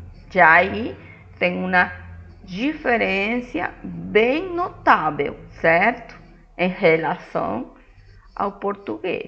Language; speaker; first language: Portuguese; non-native, fluent; Spanish